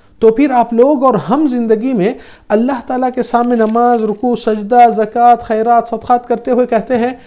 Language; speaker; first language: Urdu; non-native, fluent; Arabic